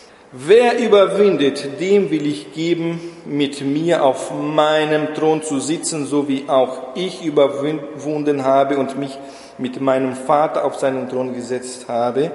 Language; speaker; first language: German; non-native, fluent; Portuguese